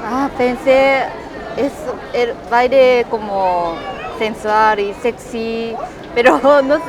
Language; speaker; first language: Spanish; non-native, fluent; Japanese